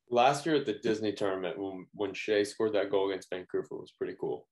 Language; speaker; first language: English; native; English